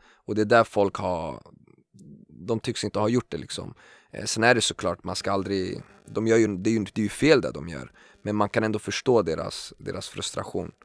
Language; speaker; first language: Swedish; early bilingual, other home language; Kurdish